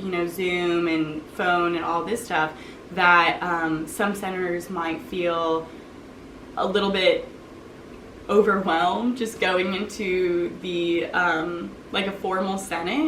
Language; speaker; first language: English; native; English